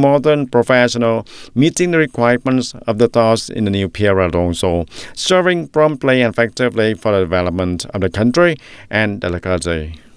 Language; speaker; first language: English; non-native, fluent; Vietnamese